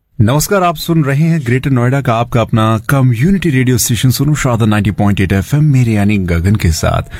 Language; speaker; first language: Hindi; native; Hindi